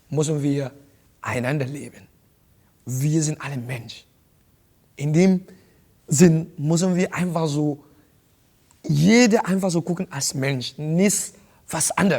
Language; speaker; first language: German; non-native, fluent; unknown